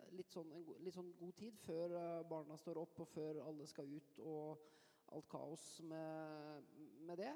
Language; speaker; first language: Norwegian; native; Norwegian